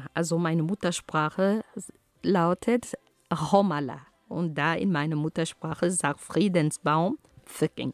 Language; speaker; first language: German; non-native, fluent; Ghomala